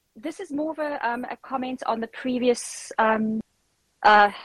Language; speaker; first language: English; native; English